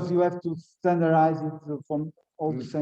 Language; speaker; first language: English; non-native, learner; Portuguese